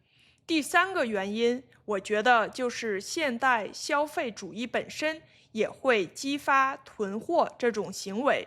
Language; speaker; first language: Chinese; native; Chinese